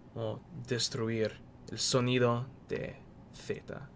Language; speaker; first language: Spanish; non-native, learner; English